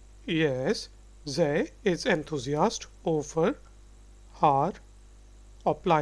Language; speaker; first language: Dutch; non-native, fluent; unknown